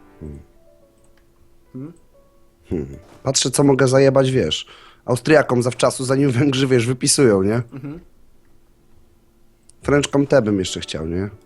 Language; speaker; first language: Polish; native; Polish